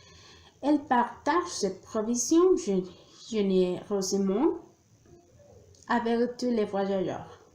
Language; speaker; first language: French; non-native, learner; Spanish